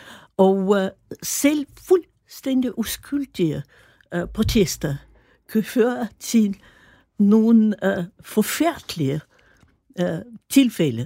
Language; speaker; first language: Danish; non-native, fluent; Russian